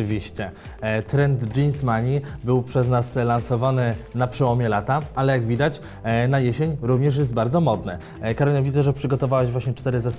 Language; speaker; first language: Polish; native; Polish